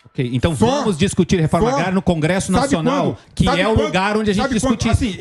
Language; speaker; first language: Portuguese; native; Portuguese